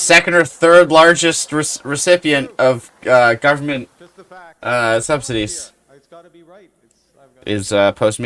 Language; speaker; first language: English; native; English